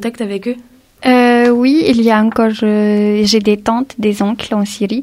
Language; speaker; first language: French; early bilingual, other home language; Arabic